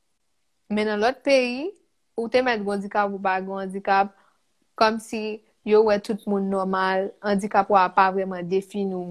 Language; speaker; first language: French; non-native, local second language; Haitian Creole